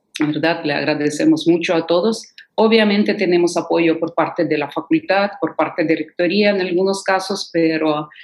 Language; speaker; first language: Spanish; non-native, fluent; Russian